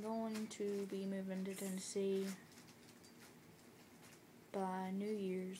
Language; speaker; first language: English; native; English